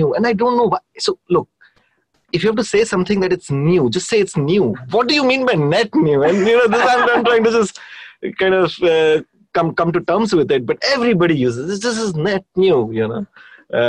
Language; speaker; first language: English; non-native, local second language; Hindi